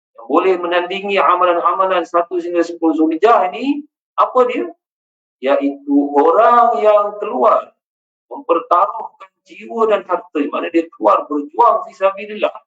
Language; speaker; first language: Malay; native; Malay